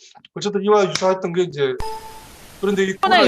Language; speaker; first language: Korean; native; Korean